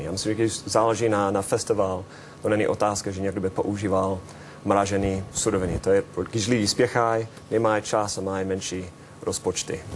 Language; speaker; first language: Czech; non-native, fluent; English